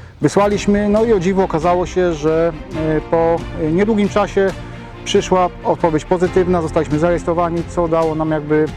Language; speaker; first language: Polish; native; Polish